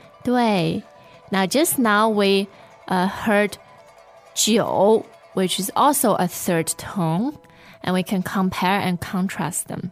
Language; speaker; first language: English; non-native, fluent; Chinese